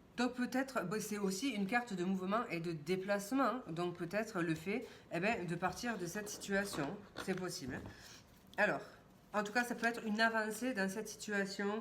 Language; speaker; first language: French; native; French